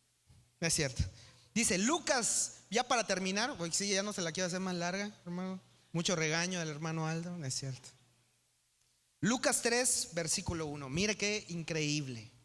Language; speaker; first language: Spanish; native; Spanish